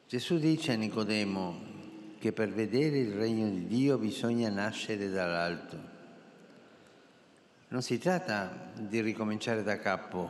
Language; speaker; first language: Italian; non-native, fluent; Spanish